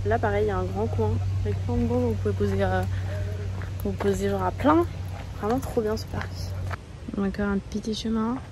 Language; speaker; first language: French; native; French